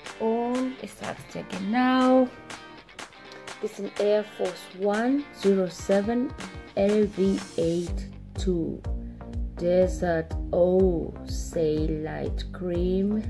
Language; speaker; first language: German; non-native, fluent; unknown